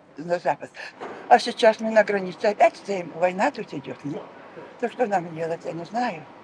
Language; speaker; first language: Russian; non-native, local second language; Lithuanian